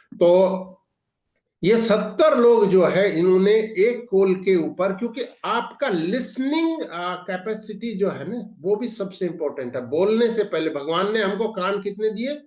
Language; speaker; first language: Hindi; native; Hindi